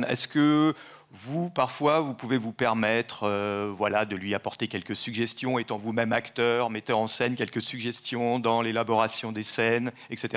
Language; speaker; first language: French; native; French